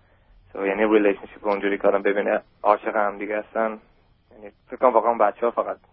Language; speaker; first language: Persian; early bilingual, heritage; German